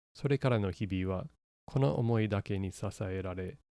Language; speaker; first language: Japanese; non-native, learner; English